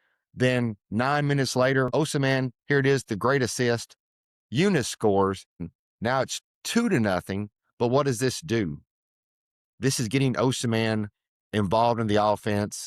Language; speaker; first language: English; native; English